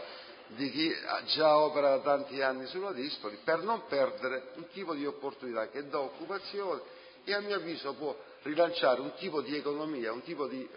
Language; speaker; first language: Italian; native; Italian